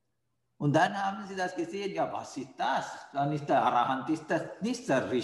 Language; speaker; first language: German; non-native, fluent; Sinhala